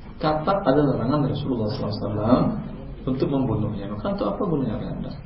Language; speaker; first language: Indonesian; non-native, local second language; Minangkabau